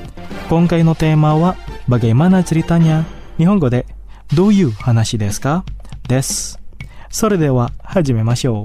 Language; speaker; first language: Japanese; non-native, fluent; Indonesian